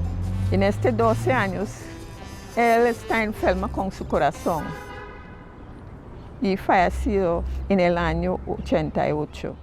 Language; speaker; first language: Spanish; non-native, learner; English